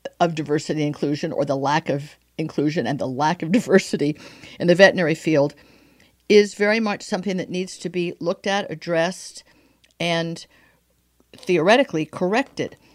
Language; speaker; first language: English; native; English